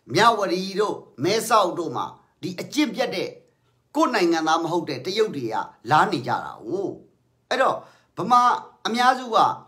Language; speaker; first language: Burmese; native; Burmese